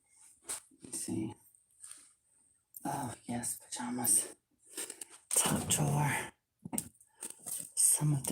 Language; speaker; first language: English; native; English